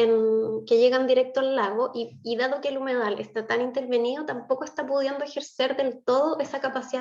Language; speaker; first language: Spanish; native; Spanish